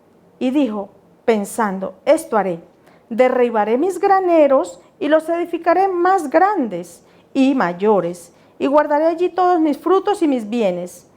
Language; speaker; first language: Spanish; native; Spanish